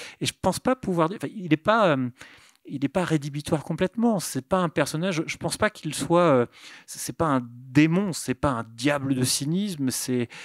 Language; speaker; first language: French; native; French